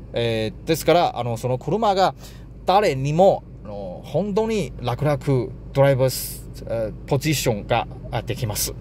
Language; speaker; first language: Japanese; non-native, learner; Chinese